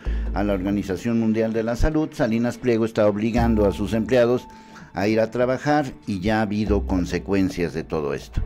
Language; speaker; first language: Spanish; native; Spanish